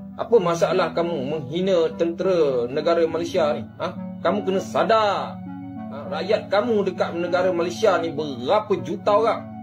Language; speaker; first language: Malay; native; Malay